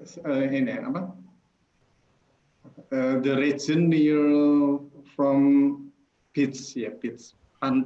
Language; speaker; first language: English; non-native, learner; Indonesian